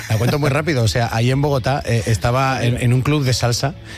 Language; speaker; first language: Spanish; native; Spanish